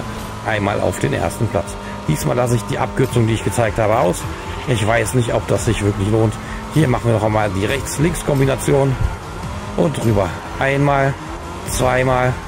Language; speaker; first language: German; native; German